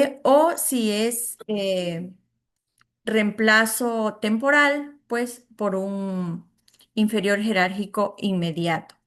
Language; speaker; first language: Spanish; native; Spanish